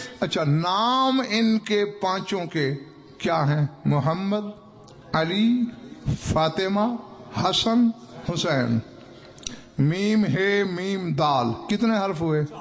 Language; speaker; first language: Urdu; non-native, local second language; Saraiki